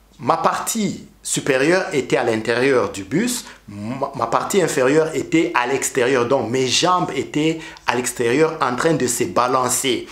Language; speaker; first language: French; non-native, local second language; Kinyarwanda